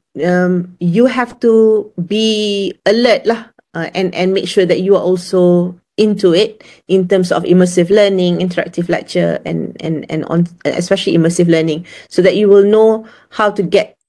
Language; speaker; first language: English; non-native, local second language; Malay